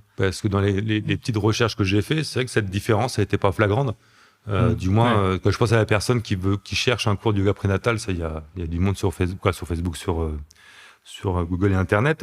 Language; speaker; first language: French; native; French